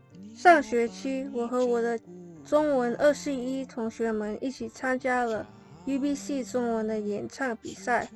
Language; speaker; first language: Chinese; non-native, learner; English